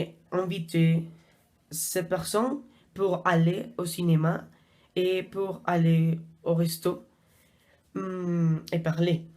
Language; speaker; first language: French; non-native, learner; Spanish